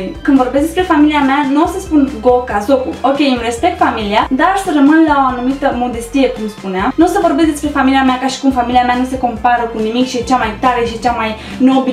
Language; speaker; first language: Romanian; native; Romanian